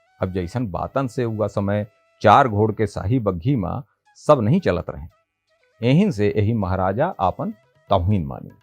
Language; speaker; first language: Hindi; native; Hindi